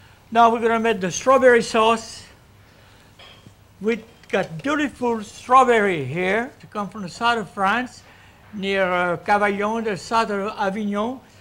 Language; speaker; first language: English; non-native, fluent; French